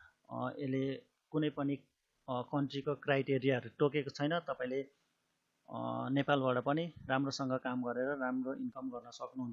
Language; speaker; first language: Nepali; native; Nepali